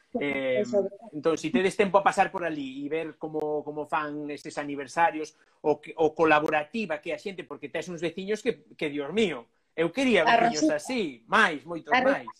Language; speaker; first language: Galician; non-native, local second language; Spanish